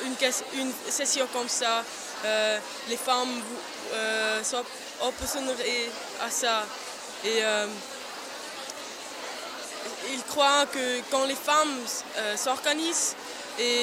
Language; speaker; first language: French; non-native, local second language; German